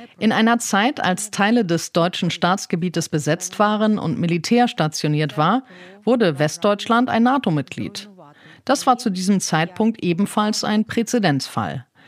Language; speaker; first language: German; non-native, fluent; Ukrainian